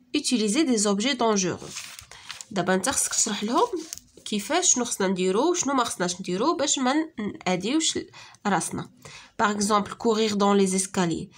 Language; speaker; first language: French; non-native, local second language; Arabic